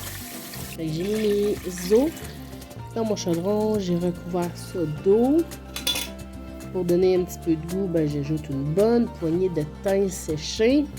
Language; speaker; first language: French; native; French